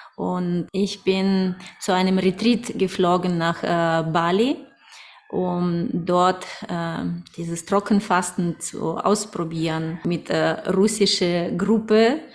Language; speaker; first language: German; non-native, fluent; Russian